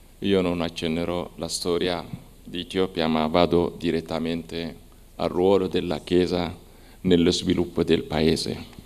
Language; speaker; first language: Italian; non-native, fluent; Amharic